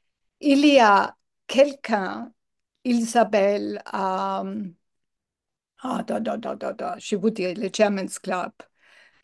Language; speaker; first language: French; non-native, learner; English